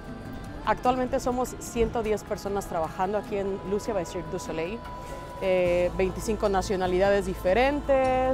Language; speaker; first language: Spanish; native; Spanish